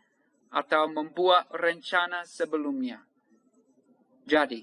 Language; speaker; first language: Indonesian; non-native, fluent; English